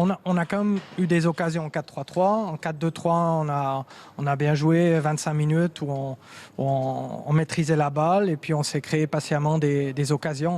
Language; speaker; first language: French; native; French